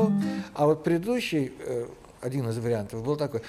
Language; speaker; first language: Russian; native; Russian